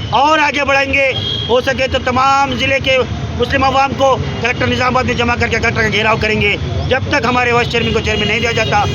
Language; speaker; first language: Hindi; native; Hindi